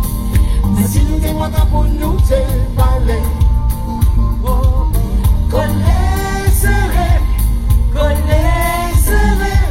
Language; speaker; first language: French; native; French